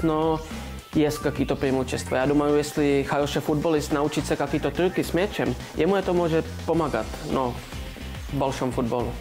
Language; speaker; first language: Russian; non-native, learner; Czech